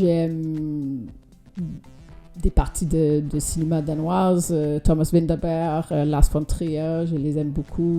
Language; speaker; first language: French; non-native, fluent; Danish